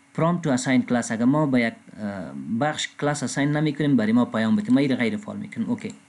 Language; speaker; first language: Persian; non-native, local second language; Pashto